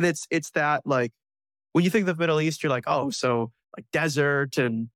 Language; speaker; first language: English; native; English